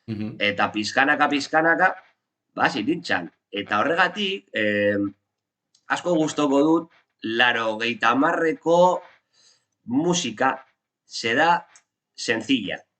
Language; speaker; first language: Basque; non-native, local second language; Spanish